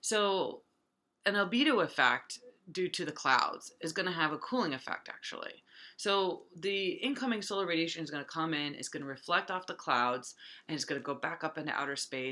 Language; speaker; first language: English; native; English